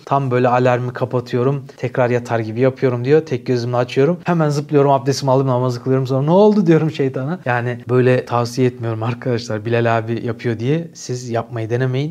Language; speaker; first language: Turkish; native; Turkish